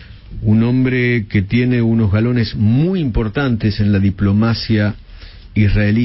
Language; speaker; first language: Spanish; native; Spanish